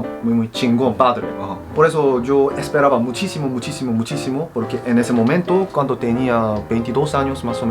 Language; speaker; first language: Spanish; non-native, fluent; Korean